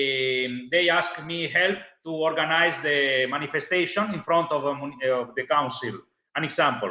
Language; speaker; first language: English; non-native, learner; Italian